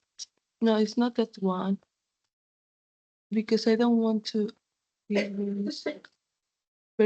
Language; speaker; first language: English; non-native, fluent; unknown